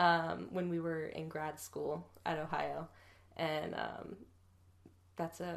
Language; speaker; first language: English; native; English